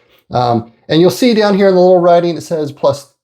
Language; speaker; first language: English; native; English